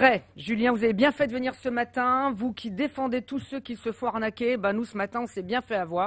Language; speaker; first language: French; native; French